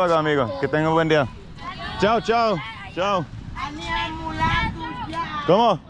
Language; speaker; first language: Spanish; non-native, learner; Finnish